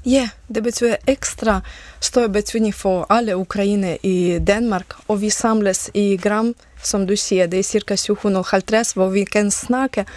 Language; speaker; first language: Danish; non-native, fluent; Ukrainian